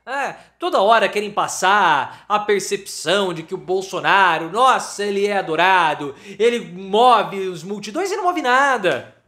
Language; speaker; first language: Portuguese; native; Portuguese